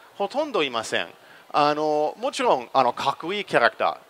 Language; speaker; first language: Japanese; non-native, fluent; English